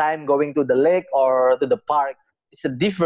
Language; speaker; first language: English; non-native, learner; Indonesian